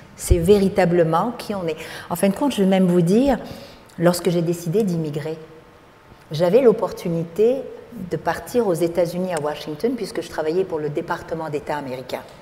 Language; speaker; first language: French; native; French